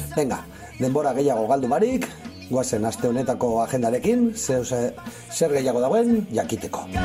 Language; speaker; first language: Basque; native; Basque